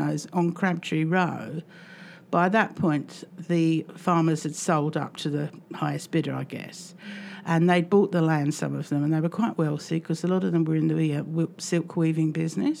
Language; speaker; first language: English; native; English